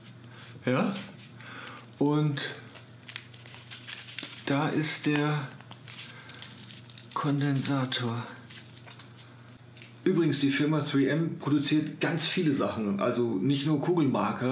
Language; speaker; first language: German; native; German